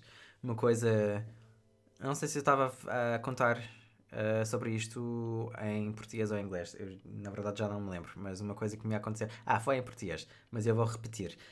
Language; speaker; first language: Portuguese; non-native, fluent; English